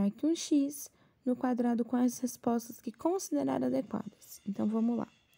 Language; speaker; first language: Portuguese; native; Portuguese